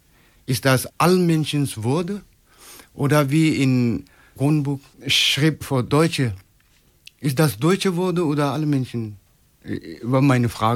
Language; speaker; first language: German; non-native, learner; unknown